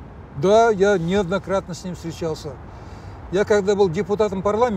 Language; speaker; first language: Russian; native; Russian